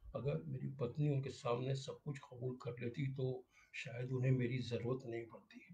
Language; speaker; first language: Hindi; native; Hindi